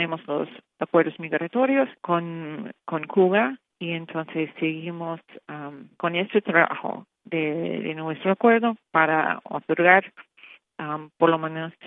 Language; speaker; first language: Spanish; non-native, fluent; English